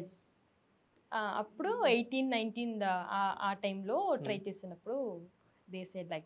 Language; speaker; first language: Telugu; non-native, learner; Tamil